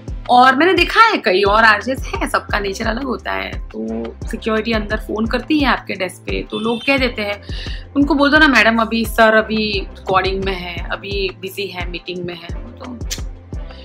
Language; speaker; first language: Hindi; non-native, local second language; Gujarati